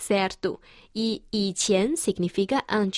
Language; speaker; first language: Portuguese; non-native, fluent; Chinese